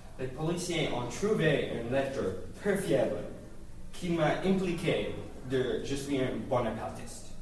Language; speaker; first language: French; non-native, learner; English